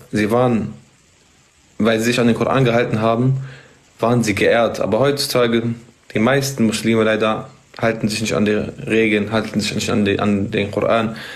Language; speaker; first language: German; early bilingual, other home language; Arabic